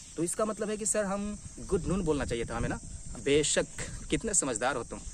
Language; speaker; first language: Hindi; native; Hindi